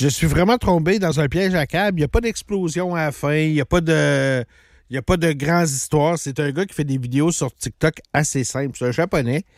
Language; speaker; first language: French; native; French